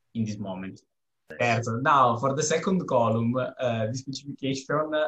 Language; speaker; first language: English; non-native, fluent; Italian